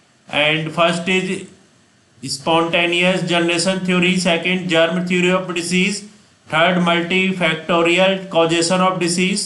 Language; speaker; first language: English; non-native, local second language; Hindi